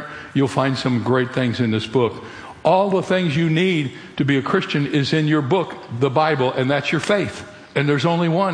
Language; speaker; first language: English; native; English